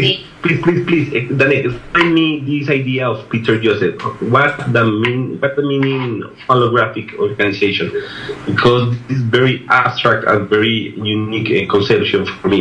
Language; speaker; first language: English; non-native, learner; Spanish